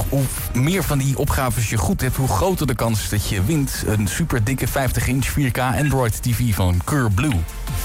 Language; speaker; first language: Dutch; native; Dutch